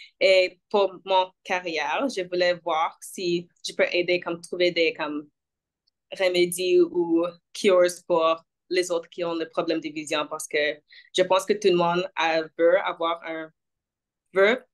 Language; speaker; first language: French; non-native, local second language; English